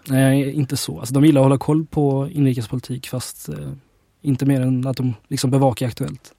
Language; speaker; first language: Swedish; early bilingual, other home language; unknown